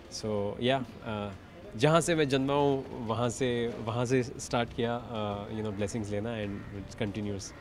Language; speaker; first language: Hindi; native; Hindi